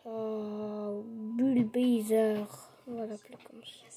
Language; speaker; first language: French; non-native, local second language; Arabic